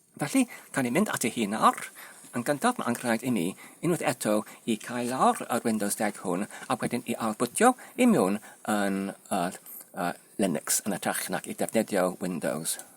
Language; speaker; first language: Welsh; non-native, learner; Polish